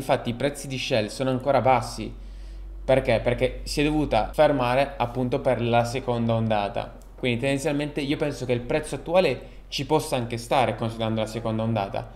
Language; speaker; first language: Italian; native; Italian